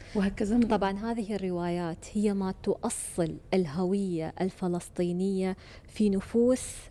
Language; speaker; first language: Arabic; native; Arabic